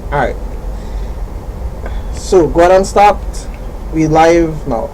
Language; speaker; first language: English; native; English